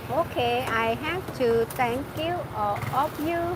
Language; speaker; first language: English; non-native, learner; Thai